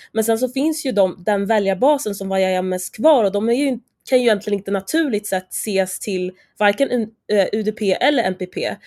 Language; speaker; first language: Swedish; native; Swedish